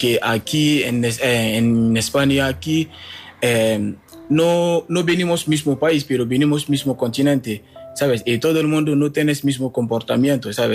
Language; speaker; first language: Spanish; non-native, learner; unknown